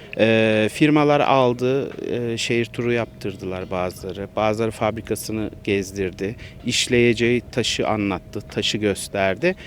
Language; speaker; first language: Turkish; native; Turkish